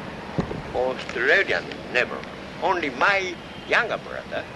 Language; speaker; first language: English; non-native, learner; Japanese